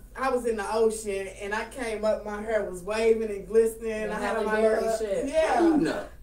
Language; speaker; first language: English; native; English